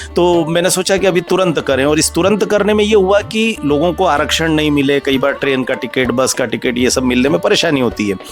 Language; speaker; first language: Hindi; native; Hindi